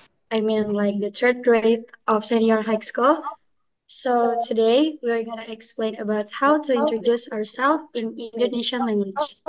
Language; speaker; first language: English; non-native, learner; Indonesian